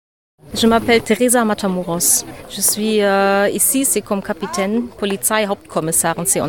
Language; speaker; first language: French; non-native, learner; German